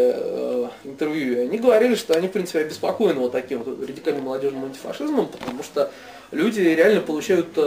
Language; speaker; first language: Russian; native; Russian